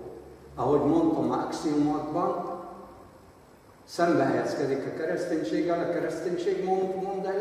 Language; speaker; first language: Hungarian; non-native, fluent; Arabic